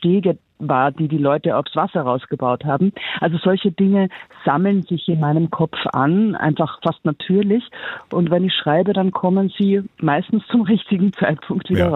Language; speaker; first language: German; native; German